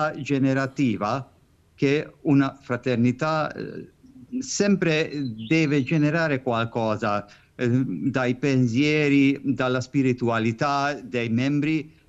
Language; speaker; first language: Italian; non-native, fluent; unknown